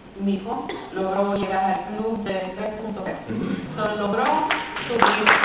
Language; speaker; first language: Spanish; early bilingual, heritage; Spanish